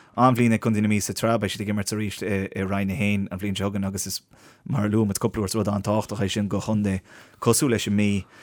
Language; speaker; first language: Irish; native; Irish